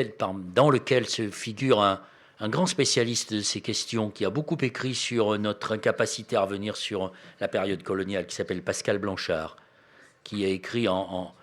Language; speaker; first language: French; native; French